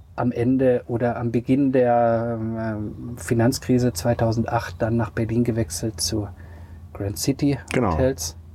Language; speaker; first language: German; native; German